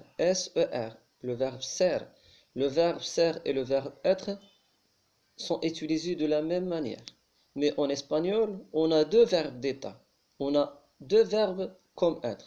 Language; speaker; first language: French; non-native, local second language; Arabic